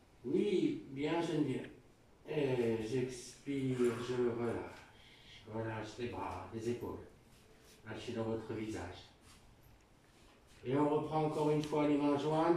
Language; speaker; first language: French; native; French